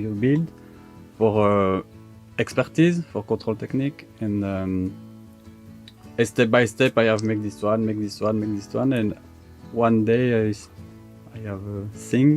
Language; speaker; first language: English; non-native, learner; French